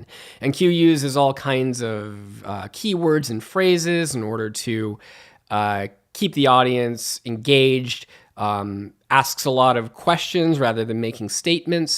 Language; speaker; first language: English; native; English